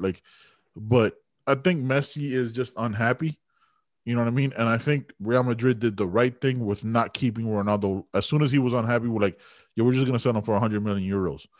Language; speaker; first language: English; early bilingual, other home language; Spanish